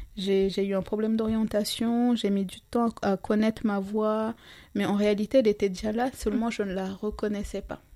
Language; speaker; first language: French; non-native, local second language; Ngazidja Comorian